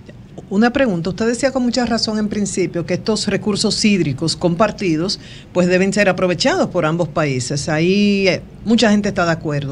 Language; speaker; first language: Spanish; native; Spanish